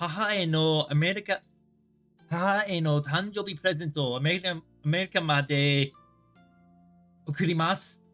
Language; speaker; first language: Japanese; non-native, learner; English